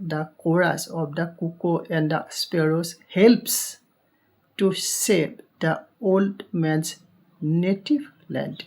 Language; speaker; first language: English; non-native, local second language; Assamese